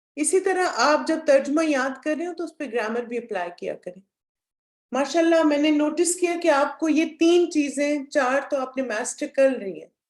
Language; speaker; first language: Urdu; native; Urdu